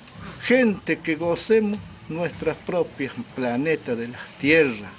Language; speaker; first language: Spanish; non-native, local second language; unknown